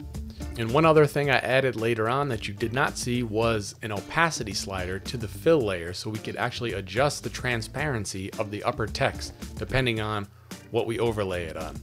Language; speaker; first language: English; native; English